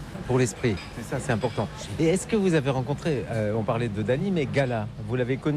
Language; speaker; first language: French; native; French